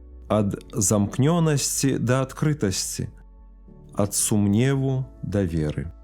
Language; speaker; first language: Belarusian; native; Belarusian